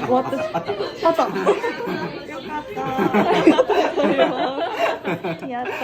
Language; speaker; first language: Japanese; non-native, fluent; Korean